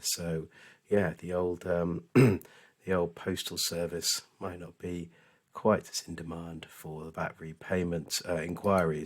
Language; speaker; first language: English; native; English